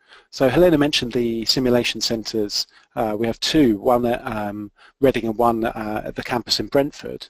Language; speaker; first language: English; native; English